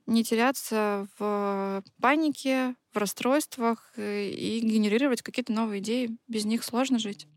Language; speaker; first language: Russian; native; Russian